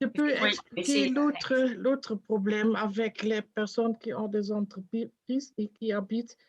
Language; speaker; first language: French; non-native, fluent; Dutch